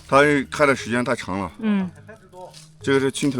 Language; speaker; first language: Chinese; native; Chinese